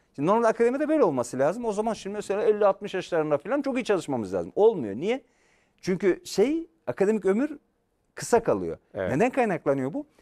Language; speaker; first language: Turkish; native; Turkish